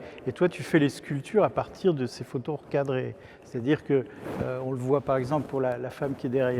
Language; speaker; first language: French; native; French